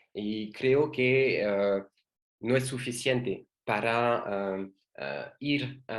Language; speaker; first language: Spanish; non-native, learner; French